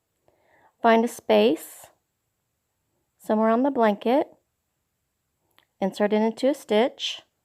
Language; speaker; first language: English; native; English